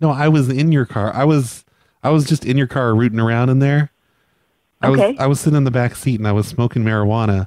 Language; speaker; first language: English; native; English